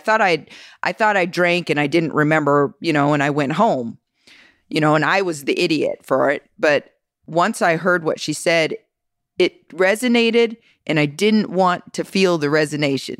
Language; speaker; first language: English; native; English